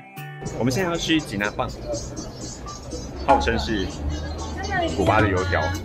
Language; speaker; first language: Chinese; native; Chinese